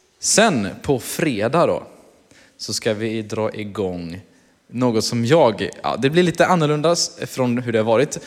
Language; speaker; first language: Swedish; native; Swedish